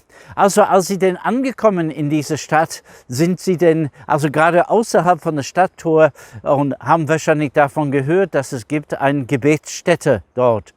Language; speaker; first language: German; non-native, fluent; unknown